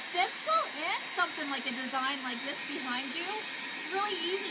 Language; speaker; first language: English; native; English